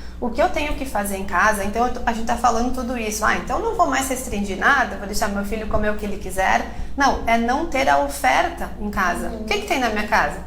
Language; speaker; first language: Portuguese; native; Portuguese